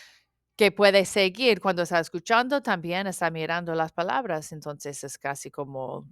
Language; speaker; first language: Spanish; non-native, learner; English